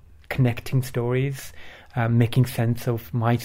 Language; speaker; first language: English; early bilingual, other home language; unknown